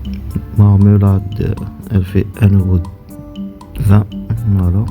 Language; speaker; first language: French; non-native, local second language; Arabic